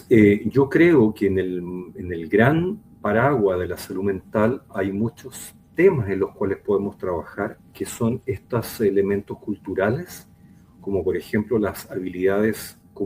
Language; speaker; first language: Spanish; native; Spanish